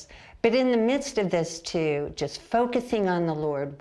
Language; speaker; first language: English; native; English